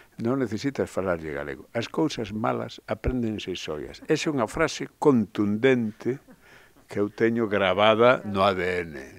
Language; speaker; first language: Galician; non-native, local second language; Spanish